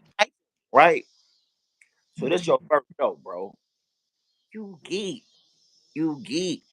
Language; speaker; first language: English; native; English